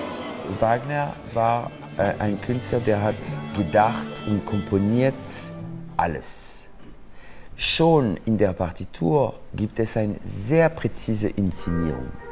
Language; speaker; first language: German; non-native, fluent; French